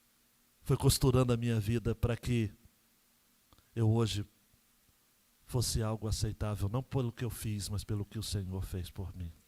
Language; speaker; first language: Portuguese; native; Portuguese